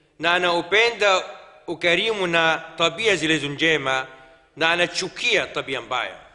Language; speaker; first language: Swahili; non-native, fluent; Arabic